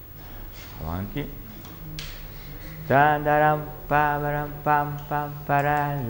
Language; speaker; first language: Italian; non-native, learner; Russian